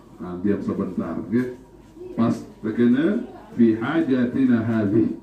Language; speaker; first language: Malay; non-native, local second language; Sasak